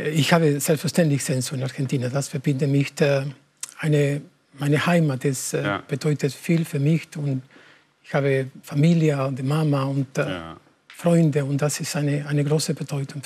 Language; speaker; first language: German; non-native, learner; Spanish